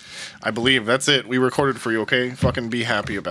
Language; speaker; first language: English; native; English